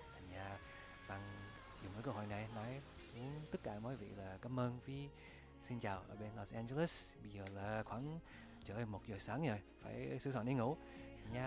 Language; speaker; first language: Vietnamese; early bilingual, heritage; Vietnamese